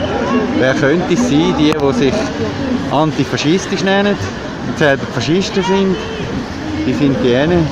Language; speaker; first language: German; native; German